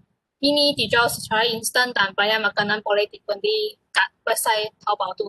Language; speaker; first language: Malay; non-native, local second language; Chinese